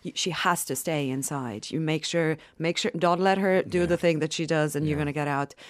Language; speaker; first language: English; non-native, fluent; Bosnian